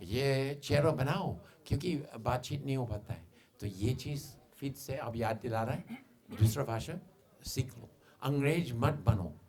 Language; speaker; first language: Hindi; non-native, fluent; English